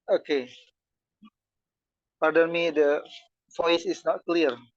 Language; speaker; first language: English; non-native, learner; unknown